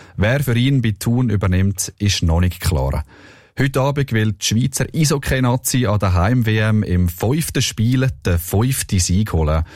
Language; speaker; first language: German; native; German